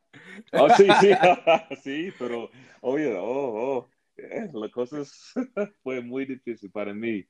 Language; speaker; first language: Spanish; non-native, learner; English